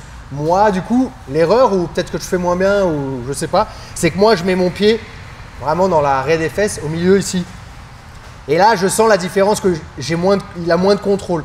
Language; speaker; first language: French; native; French